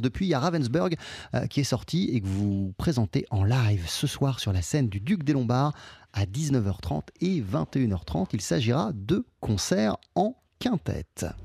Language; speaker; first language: French; native; French